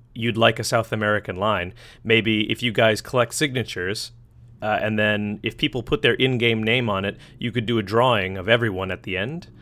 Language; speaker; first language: English; native; English